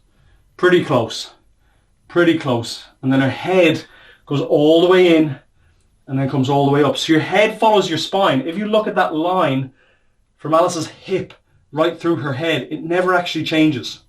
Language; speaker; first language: English; native; English